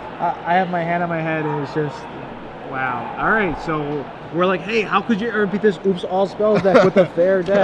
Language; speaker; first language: English; native; English